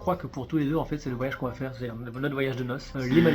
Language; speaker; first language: French; native; French